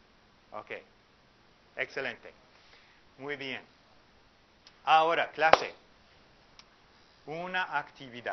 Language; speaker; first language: Spanish; non-native, fluent; English